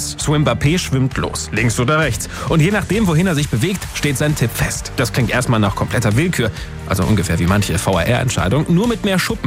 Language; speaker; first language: German; native; German